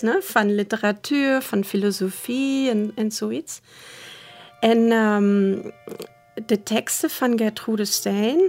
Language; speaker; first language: Dutch; non-native, fluent; German